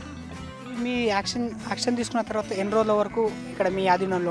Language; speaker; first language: Telugu; native; Telugu